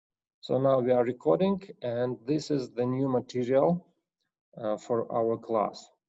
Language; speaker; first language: English; non-native, fluent; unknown